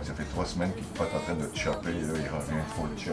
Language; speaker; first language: French; native; French